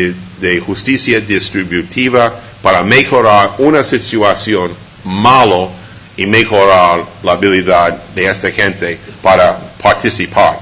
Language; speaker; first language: Spanish; non-native, fluent; English